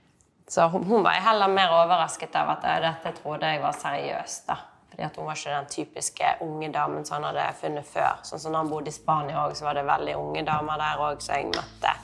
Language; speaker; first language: Norwegian; native; Norwegian